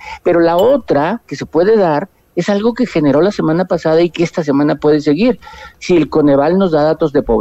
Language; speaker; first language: Spanish; native; Spanish